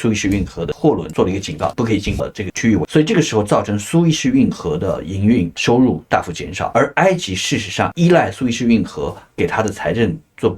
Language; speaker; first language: Chinese; native; Chinese